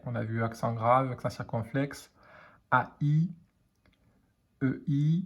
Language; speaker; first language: French; native; French